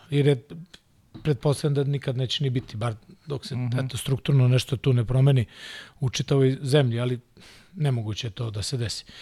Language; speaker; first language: Serbian; non-native, local second language; Hungarian